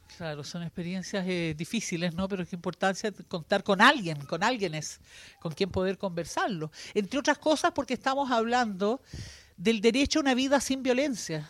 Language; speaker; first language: Spanish; native; Spanish